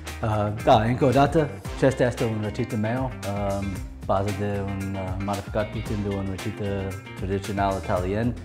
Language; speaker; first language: Romanian; non-native, learner; English